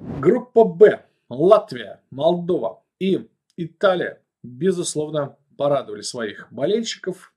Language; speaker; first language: Russian; native; Russian